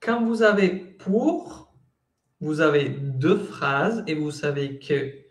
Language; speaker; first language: French; non-native, fluent; Spanish